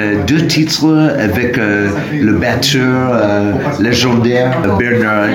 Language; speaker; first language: French; non-native, learner; English